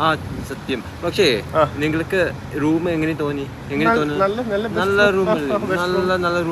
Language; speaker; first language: Malayalam; early bilingual, heritage; Malayalam